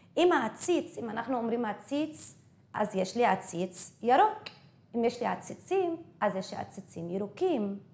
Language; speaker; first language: Hebrew; non-native, local second language; Arabic